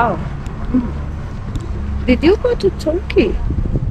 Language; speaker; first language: English; non-native, learner; Persian